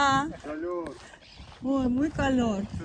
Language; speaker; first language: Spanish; non-native, learner; Russian